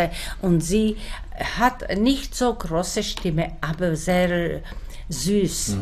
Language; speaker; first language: German; non-native, learner; Czech